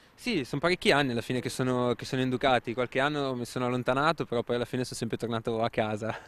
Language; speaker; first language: Italian; native; Italian